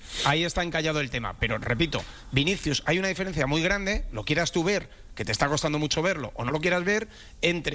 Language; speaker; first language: Spanish; native; Spanish